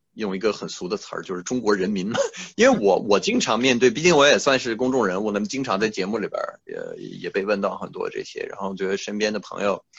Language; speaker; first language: Chinese; non-native, fluent; French